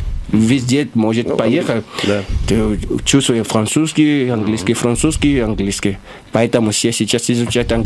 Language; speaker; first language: Russian; non-native, learner; Lingala